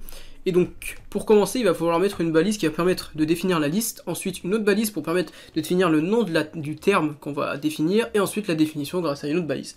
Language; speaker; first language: French; native; French